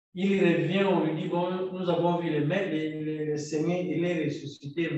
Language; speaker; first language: French; non-native, local second language; Lingala